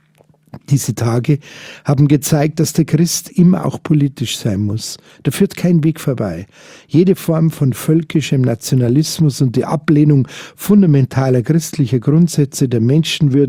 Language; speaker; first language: German; native; German